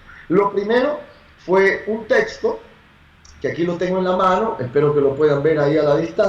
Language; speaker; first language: Spanish; native; Spanish